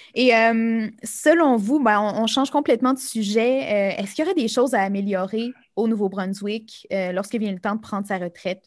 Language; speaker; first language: French; native; French